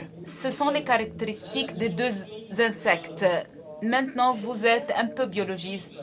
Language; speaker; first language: French; non-native, local second language; Arabic